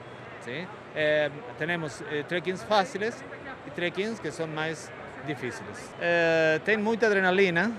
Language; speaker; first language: Portuguese; non-native, fluent; Spanish